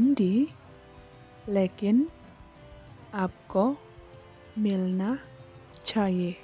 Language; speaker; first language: Hindi; non-native, local second language; Khasi